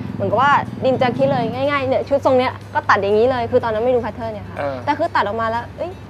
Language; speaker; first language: Thai; early bilingual, other home language; English